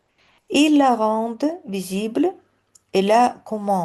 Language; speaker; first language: French; non-native, fluent; Russian